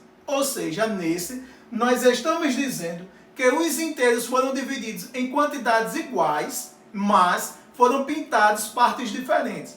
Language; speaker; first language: Portuguese; native; Portuguese